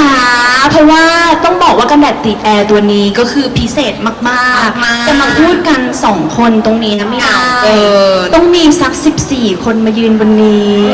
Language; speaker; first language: Thai; native; Thai